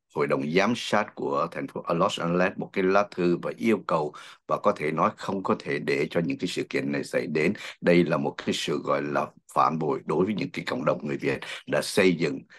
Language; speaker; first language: Vietnamese; native; Vietnamese